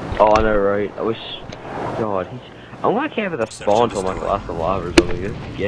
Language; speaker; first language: English; native; English